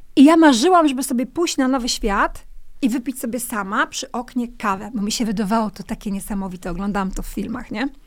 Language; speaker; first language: Polish; native; Polish